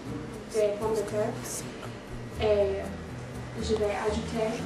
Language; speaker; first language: French; non-native, learner; English